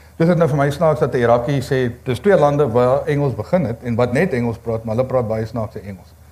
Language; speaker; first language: Afrikaans; native; Afrikaans